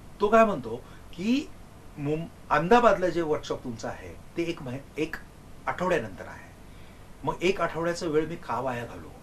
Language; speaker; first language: Marathi; non-native, local second language; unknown